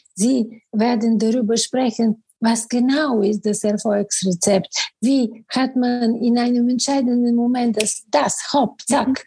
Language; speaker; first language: German; non-native, fluent; Bulgarian